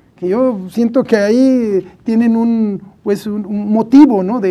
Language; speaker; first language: Spanish; native; Spanish